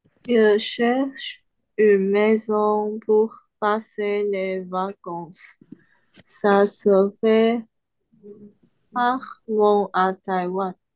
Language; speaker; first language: French; non-native, learner; Chinese